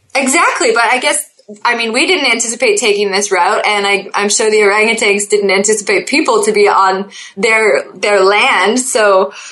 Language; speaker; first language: English; native; English